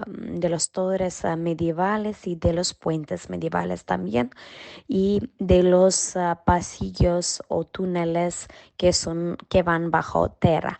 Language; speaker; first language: Spanish; non-native, fluent; Macedonian